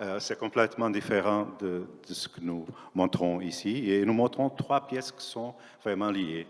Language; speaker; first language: French; non-native, fluent; Portuguese